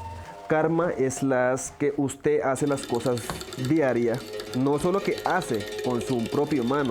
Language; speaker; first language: Spanish; non-native, learner; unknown